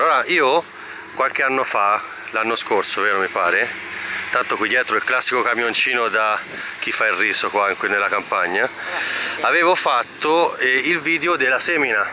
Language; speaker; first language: Italian; native; Italian